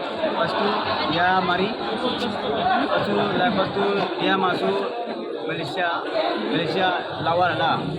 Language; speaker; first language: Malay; non-native, learner; Rohingya